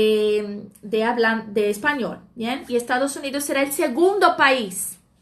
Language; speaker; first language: Spanish; non-native, fluent; Portuguese